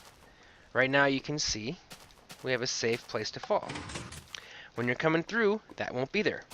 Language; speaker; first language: English; native; English